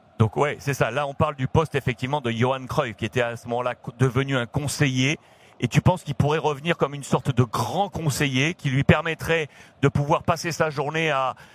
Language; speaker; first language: French; native; French